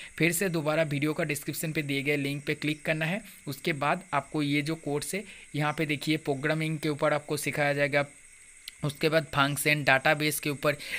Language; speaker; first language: Hindi; non-native, local second language; Bangla